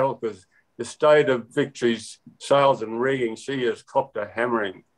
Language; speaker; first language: English; native; English